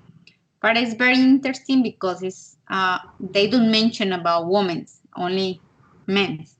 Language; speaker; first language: English; non-native, learner; Spanish